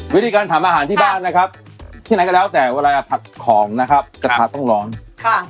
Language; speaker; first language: Thai; non-native, fluent; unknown